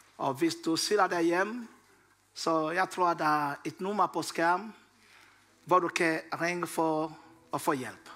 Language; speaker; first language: Danish; non-native, fluent; Lingala